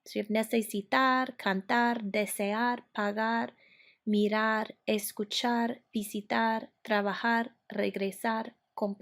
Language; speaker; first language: Spanish; non-native, fluent; English